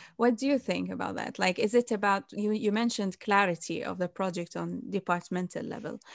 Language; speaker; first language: English; non-native, fluent; Arabic